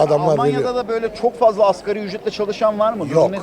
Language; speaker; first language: Turkish; native; Turkish